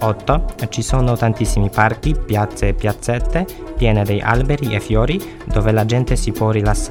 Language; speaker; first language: Italian; non-native, fluent; Polish